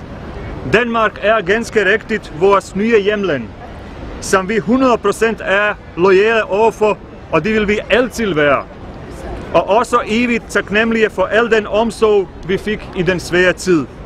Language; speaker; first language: Danish; non-native, fluent; Bosnian